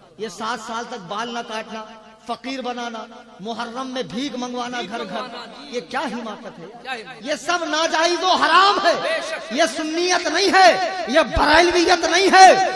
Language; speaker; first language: Urdu; native; Urdu